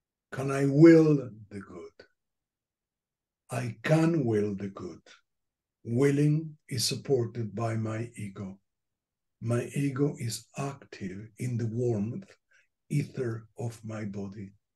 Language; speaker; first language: English; non-native, fluent; Spanish